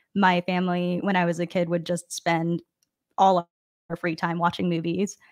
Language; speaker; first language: English; native; English